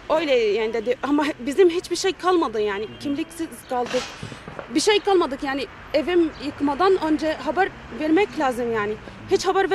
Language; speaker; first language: Turkish; non-native, learner; Arabic